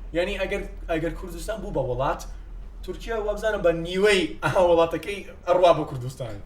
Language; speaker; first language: Central Kurdish; non-native, fluent; English